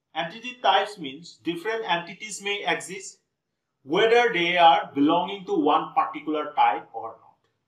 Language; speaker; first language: English; non-native, local second language; Assamese